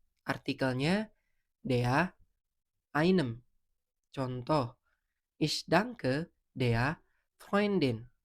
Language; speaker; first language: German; non-native, fluent; Indonesian